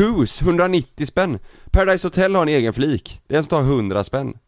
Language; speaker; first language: Swedish; native; Swedish